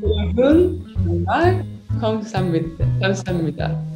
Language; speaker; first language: Korean; non-native, learner; Danish